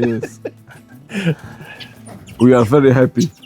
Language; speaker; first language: English; non-native, learner; Polish